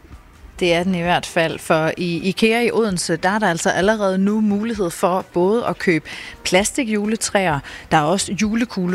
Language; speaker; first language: Danish; native; Danish